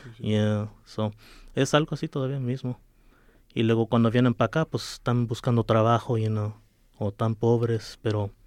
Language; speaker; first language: Spanish; early bilingual, heritage; Spanish